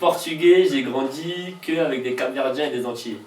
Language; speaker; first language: French; native; French